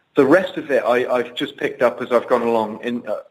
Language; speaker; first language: English; native; English